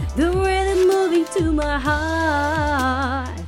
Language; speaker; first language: English; early bilingual, other home language; Romanian